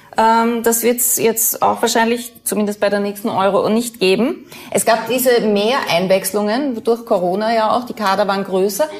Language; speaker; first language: German; native; German